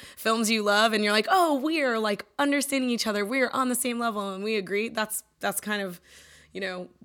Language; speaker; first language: English; native; English